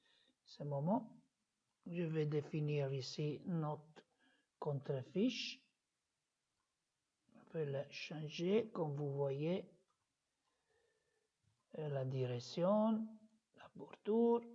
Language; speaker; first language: French; non-native, fluent; Italian